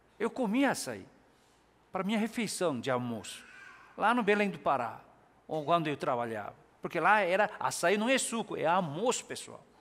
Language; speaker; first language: Portuguese; non-native, fluent; Korean